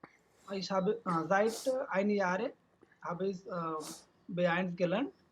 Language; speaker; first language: German; non-native, learner; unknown